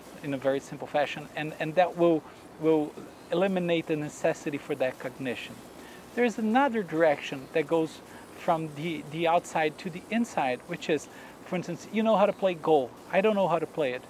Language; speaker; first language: English; non-native, fluent; Portuguese